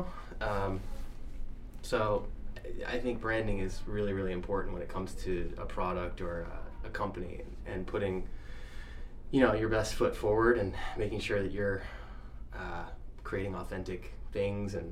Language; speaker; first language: English; native; English